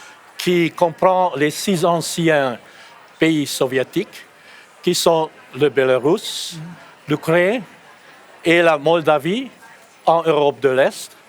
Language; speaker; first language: French; non-native, fluent; Hungarian